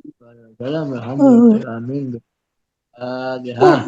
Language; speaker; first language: Arabic; non-native, fluent; Indonesian